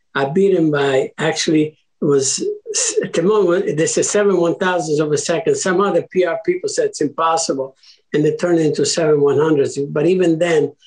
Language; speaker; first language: English; early bilingual, other home language; Italian